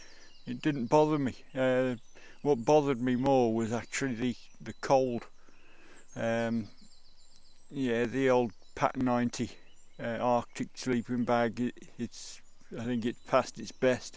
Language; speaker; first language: English; native; English